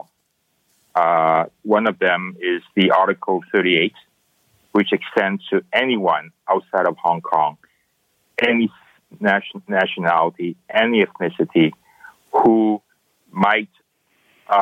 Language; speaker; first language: English; non-native, local second language; Cantonese